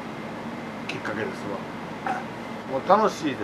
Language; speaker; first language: Japanese; native; Japanese